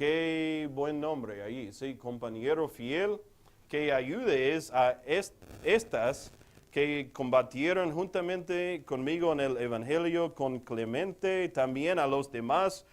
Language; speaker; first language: Spanish; non-native, fluent; English